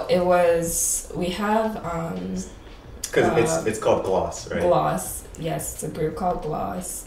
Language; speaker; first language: English; non-native, fluent; Japanese